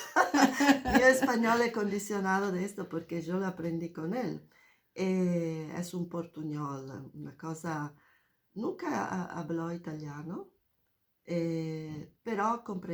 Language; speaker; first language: Spanish; non-native, fluent; Italian